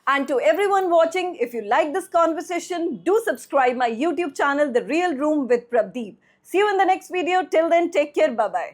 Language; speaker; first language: English; non-native, local second language; Punjabi